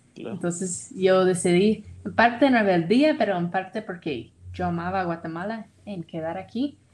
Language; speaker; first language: Spanish; non-native, fluent; English